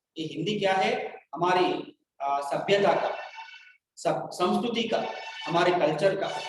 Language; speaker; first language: Hindi; non-native, local second language; Telugu